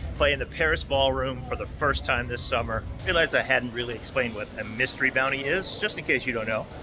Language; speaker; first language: English; native; English